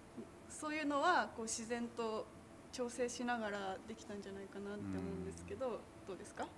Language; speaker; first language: Japanese; native; Japanese